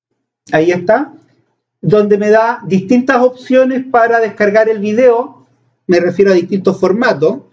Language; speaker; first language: Spanish; native; Spanish